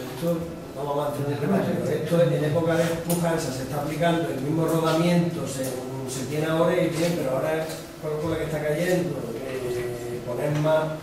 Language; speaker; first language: Spanish; native; Spanish